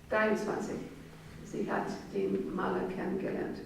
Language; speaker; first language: German; non-native, fluent; English